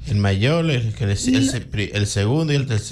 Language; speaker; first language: Spanish; native; Spanish